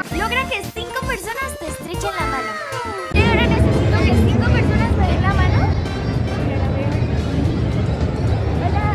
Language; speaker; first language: Spanish; native; Spanish